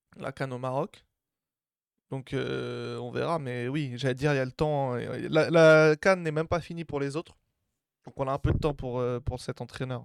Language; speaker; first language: French; native; French